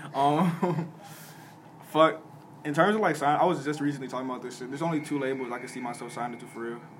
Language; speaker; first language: English; native; English